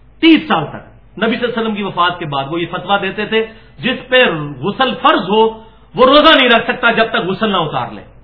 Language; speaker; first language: Urdu; non-native, local second language; Punjabi